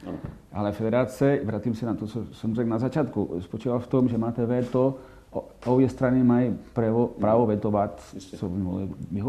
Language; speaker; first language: Czech; non-native, fluent; Catalan